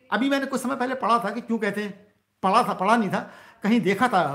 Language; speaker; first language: Hindi; native; Hindi